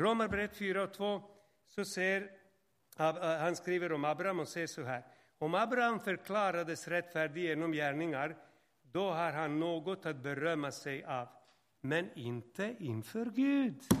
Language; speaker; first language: Swedish; non-native, fluent; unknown